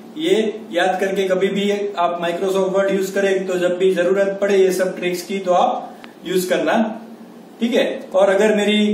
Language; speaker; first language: Hindi; non-native, local second language; Gujarati